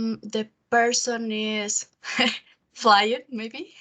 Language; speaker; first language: English; non-native, learner; Spanish